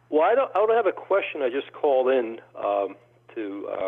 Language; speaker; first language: English; early bilingual, other home language; Polish